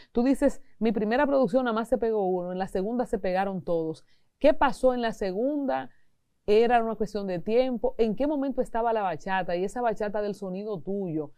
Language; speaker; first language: Spanish; native; Spanish